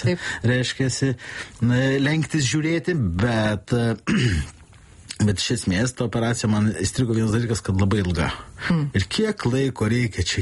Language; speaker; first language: Lithuanian; native; Lithuanian